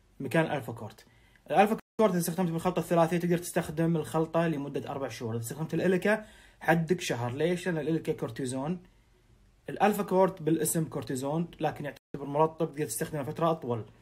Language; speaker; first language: Arabic; native; Arabic